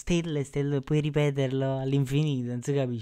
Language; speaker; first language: Italian; native; Italian